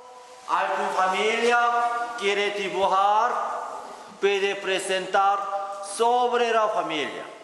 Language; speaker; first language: Spanish; non-native, learner; Korean